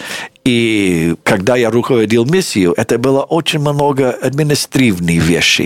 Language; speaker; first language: Russian; non-native, fluent; English